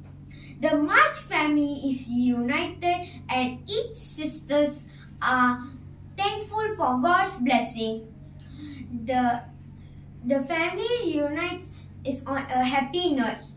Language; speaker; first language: English; non-native, learner; Malay